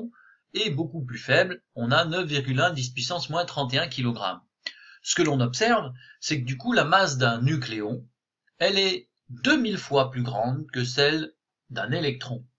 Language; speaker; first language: French; native; French